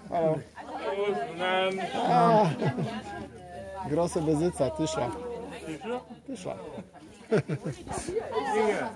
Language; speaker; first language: German; non-native, learner; Polish